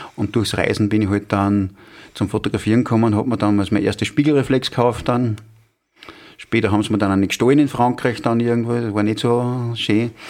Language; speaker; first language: German; native; German